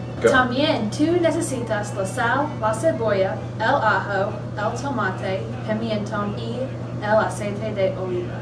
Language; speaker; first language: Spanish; non-native, learner; English